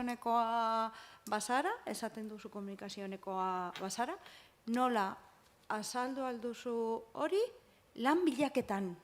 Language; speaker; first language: Basque; non-native, local second language; Spanish